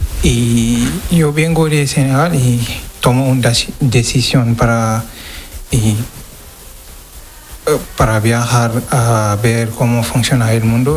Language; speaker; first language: Spanish; non-native, learner; Wolof